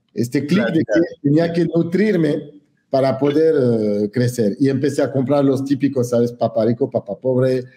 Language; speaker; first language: Spanish; non-native, fluent; French